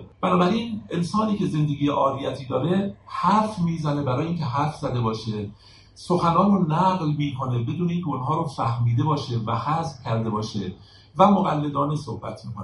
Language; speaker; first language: Persian; native; Persian